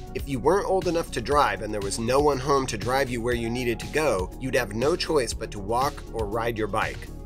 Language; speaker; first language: English; native; English